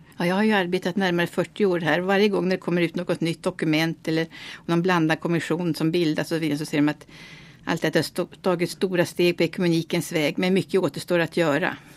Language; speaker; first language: Swedish; native; Swedish